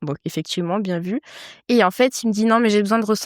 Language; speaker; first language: French; native; French